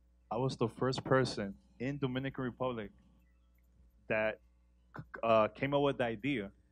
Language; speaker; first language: English; native; English